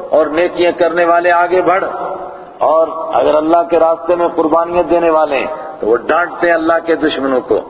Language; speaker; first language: Urdu; non-native, local second language; Punjabi